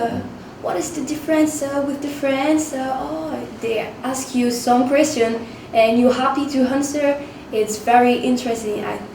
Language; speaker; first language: English; non-native, learner; French